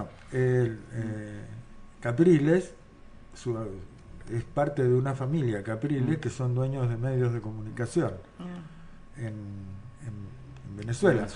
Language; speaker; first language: Spanish; native; Spanish